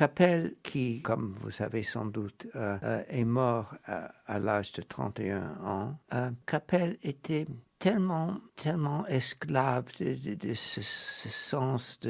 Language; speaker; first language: French; non-native, fluent; English